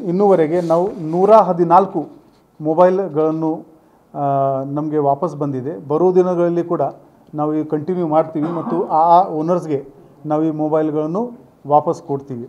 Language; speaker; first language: Kannada; non-native, local second language; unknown